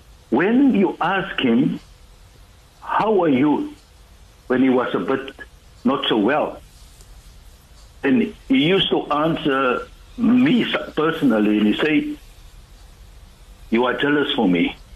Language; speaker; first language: English; non-native, local second language; Afrikaans